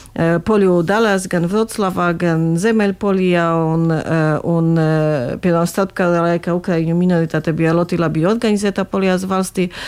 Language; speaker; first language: Latvian; non-native, fluent; Polish